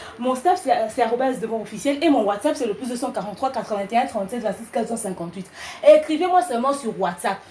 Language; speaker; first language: French; non-native, local second language; Lingala